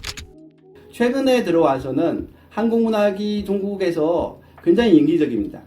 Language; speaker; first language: Korean; non-native, fluent; Chinese